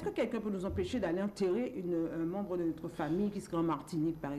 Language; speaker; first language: French; native; French